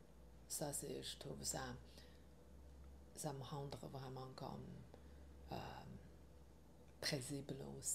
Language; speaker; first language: French; non-native, learner; Chinese